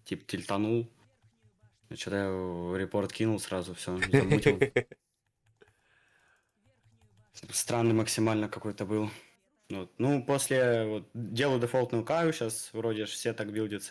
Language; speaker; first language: Russian; native; Russian